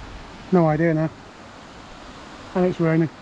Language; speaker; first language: English; native; English